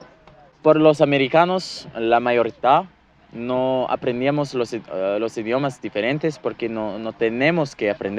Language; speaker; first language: Spanish; non-native, fluent; English